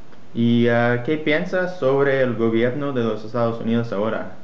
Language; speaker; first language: Spanish; non-native, learner; English